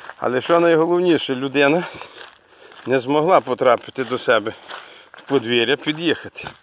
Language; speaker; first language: Ukrainian; native; Ukrainian